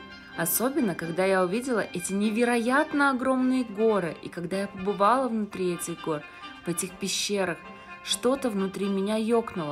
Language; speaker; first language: Russian; native; Russian